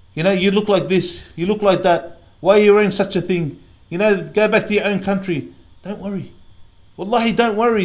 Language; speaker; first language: English; native; English